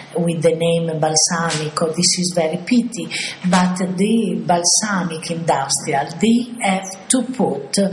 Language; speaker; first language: English; non-native, fluent; Italian